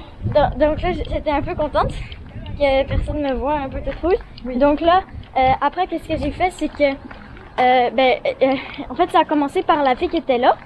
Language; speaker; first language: French; native; French